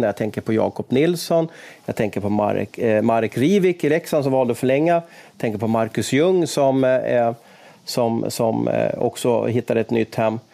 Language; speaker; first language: Swedish; native; Swedish